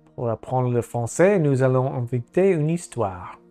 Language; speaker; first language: French; non-native, learner; English